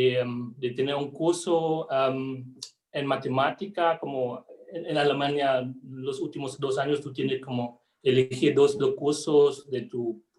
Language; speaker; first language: Spanish; non-native, fluent; German